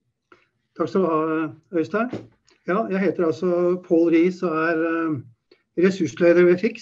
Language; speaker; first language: Norwegian; native; Norwegian